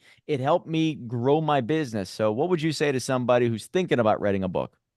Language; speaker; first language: English; native; English